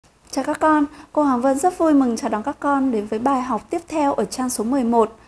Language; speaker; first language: Vietnamese; native; Vietnamese